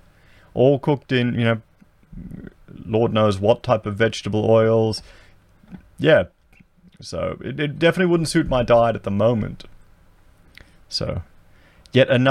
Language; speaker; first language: English; native; English